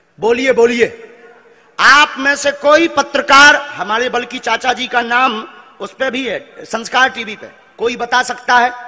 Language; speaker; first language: Hindi; native; Hindi